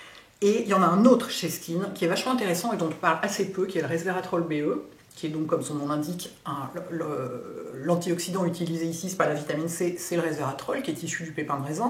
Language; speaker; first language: French; native; French